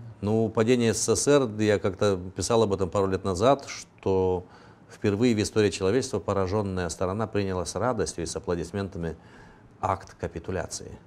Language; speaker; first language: Russian; non-native, local second language; Romanian